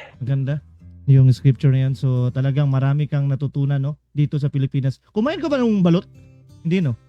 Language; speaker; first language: Filipino; native; Filipino